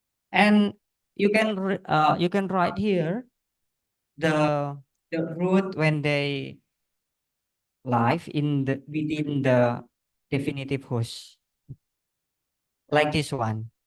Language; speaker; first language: English; non-native, learner; Indonesian